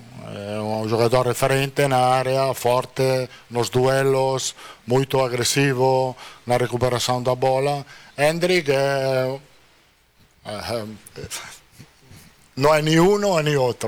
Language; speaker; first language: Portuguese; non-native, learner; Italian